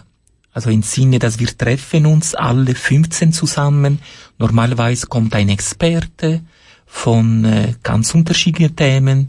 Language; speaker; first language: German; non-native, fluent; Italian